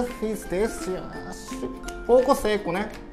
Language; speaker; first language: Portuguese; non-native, learner; Japanese